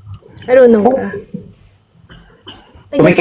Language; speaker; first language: Filipino; non-native, local second language; Cebuano